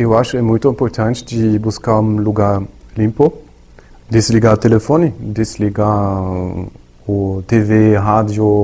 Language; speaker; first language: Portuguese; non-native, learner; German